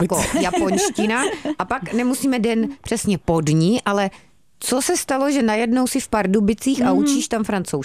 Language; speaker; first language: Czech; native; Czech